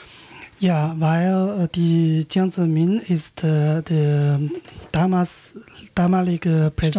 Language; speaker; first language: German; non-native, learner; Chinese